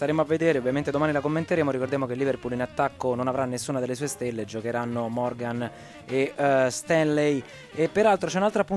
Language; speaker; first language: Italian; native; Italian